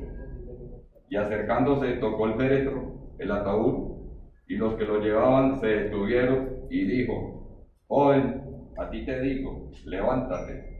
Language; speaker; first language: Spanish; native; Spanish